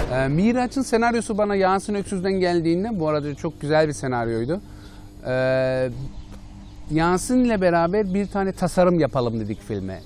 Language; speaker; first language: Turkish; early bilingual, heritage; Turkish